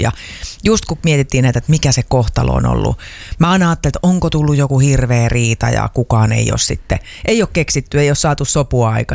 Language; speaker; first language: Finnish; native; Finnish